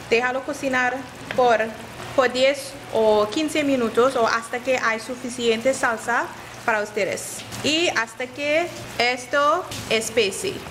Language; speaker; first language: Spanish; non-native, learner; English